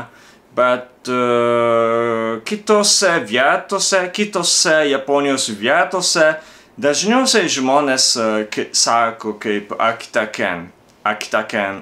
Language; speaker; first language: Lithuanian; non-native, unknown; Japanese